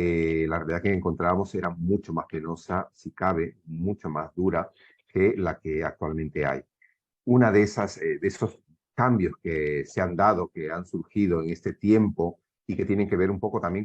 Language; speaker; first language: Spanish; native; Spanish